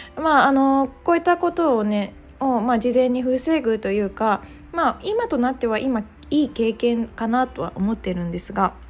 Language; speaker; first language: Japanese; native; Japanese